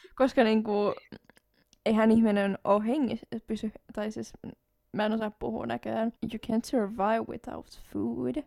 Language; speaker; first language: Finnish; non-native, local second language; Swedish